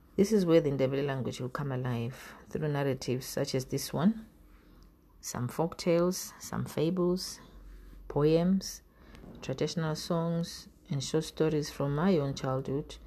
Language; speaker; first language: English; non-native, local second language; North Ndebele